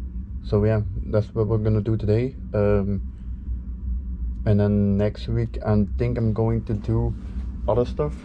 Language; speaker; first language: English; non-native, fluent; Dutch